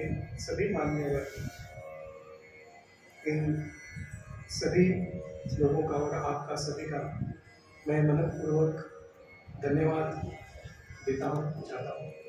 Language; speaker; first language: Hindi; non-native, local second language; Marathi